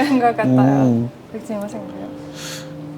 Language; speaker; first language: Korean; non-native, learner; Spanish